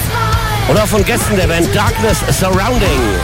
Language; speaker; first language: German; native; German